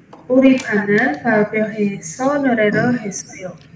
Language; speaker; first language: Korean; non-native, learner; Indonesian